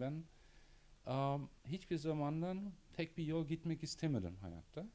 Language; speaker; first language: Turkish; non-native, learner; German